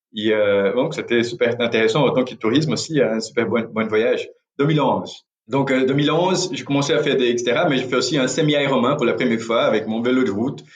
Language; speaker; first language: French; non-native, fluent; Portuguese